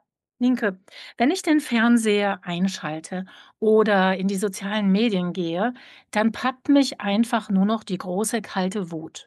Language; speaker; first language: German; native; German